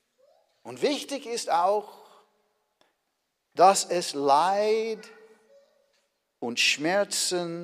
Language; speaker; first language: German; non-native, fluent; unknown